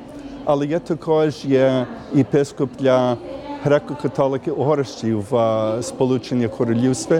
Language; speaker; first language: Ukrainian; early bilingual, heritage; Ukrainian